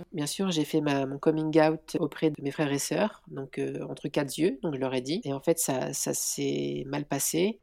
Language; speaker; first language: French; native; French